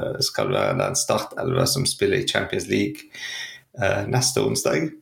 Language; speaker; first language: Norwegian; non-native, fluent; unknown